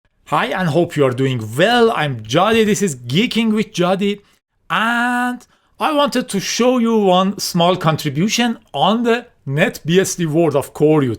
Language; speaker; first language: English; non-native, fluent; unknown